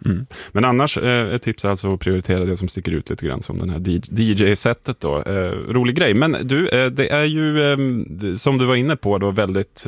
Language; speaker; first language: Swedish; native; Swedish